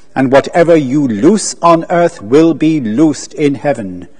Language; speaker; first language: English; native; English